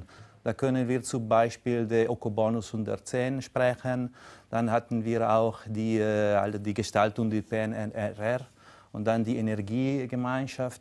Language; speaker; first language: German; non-native, local second language; Italian